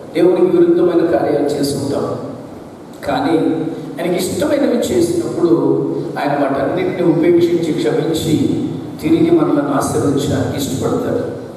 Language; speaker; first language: Telugu; non-native, local second language; Malayalam